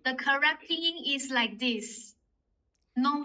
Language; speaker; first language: English; non-native, fluent; Chinese